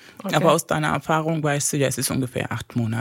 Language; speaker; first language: German; non-native, fluent; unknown